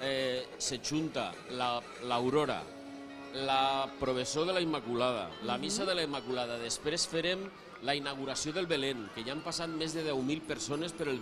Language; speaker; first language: Catalan; native; Catalan